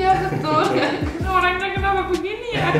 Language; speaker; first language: Indonesian; non-native, fluent; Romanian